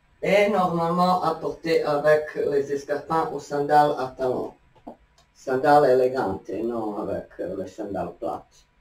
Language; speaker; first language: French; non-native, fluent; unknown